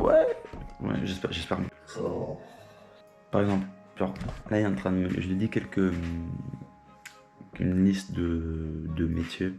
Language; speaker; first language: French; native; French